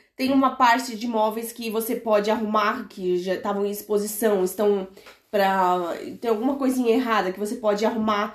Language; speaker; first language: Portuguese; native; Portuguese